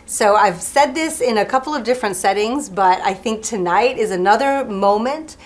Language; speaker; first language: English; early bilingual, other home language; French